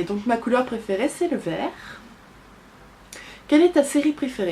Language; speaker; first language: French; native; French